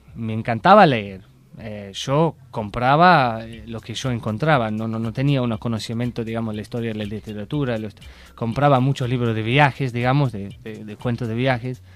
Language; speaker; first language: Spanish; non-native, fluent; English